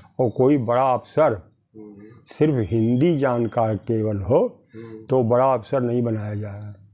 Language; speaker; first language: Hindi; native; Hindi